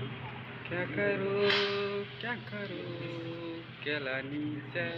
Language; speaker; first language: Hindi; non-native, local second language; Assamese